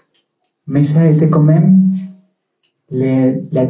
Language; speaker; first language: French; non-native, learner; Spanish